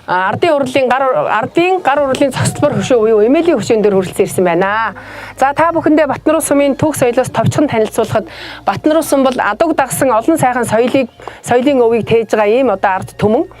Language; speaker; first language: Mongolian; native; Mongolian